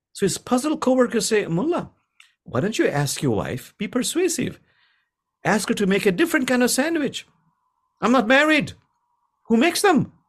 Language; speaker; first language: English; non-native, local second language; Bangla